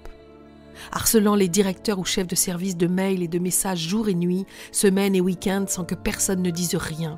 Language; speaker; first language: French; native; French